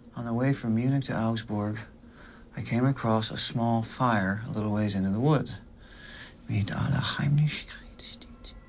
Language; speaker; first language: English; native; English